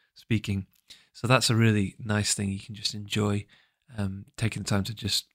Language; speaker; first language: English; native; English